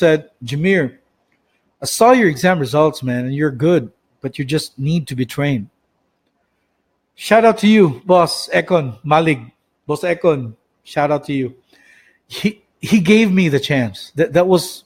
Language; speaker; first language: English; non-native, local second language; Cebuano